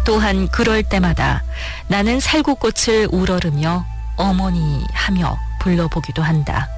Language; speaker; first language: Korean; native; Korean